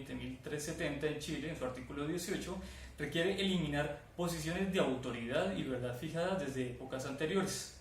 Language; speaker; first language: Spanish; native; Spanish